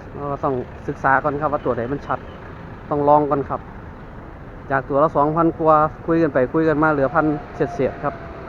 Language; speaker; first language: Thai; native; Thai